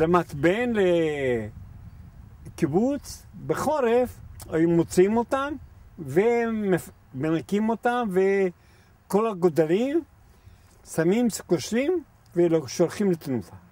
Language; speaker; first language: Hebrew; non-native, fluent; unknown